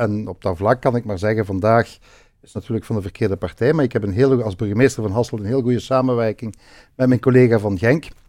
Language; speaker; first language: Dutch; native; Dutch